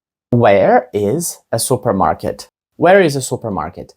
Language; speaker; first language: English; non-native, fluent; Ukrainian